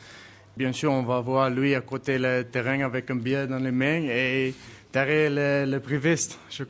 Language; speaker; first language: French; non-native, learner; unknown